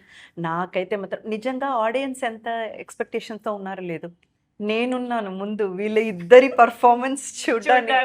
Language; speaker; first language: Telugu; native; Telugu